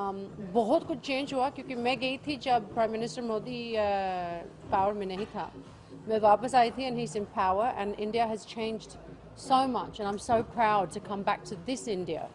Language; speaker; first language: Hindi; early bilingual, heritage; English